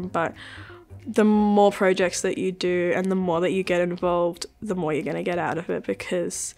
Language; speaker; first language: English; native; English